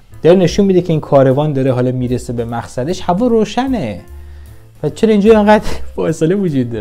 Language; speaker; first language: Persian; native; Persian